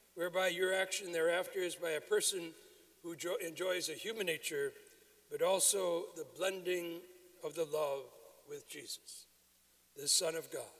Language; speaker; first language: English; native; English